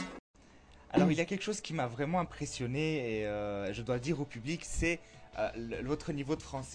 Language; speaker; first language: French; native; French